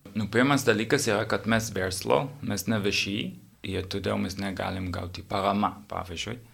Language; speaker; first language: Lithuanian; non-native, learner; English